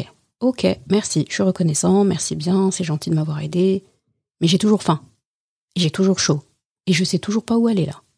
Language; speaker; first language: French; native; French